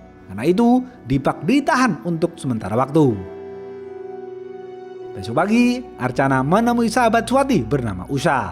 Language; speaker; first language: Indonesian; native; Indonesian